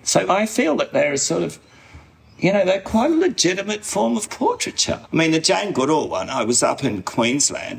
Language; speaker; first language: English; native; English